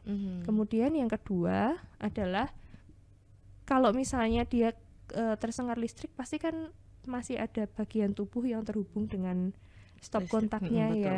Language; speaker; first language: Indonesian; native; Indonesian